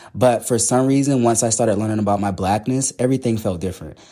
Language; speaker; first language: English; native; English